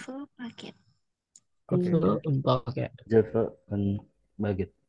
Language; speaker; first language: French; non-native, learner; Indonesian